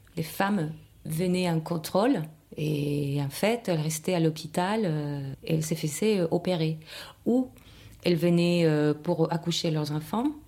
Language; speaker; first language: French; non-native, fluent; Spanish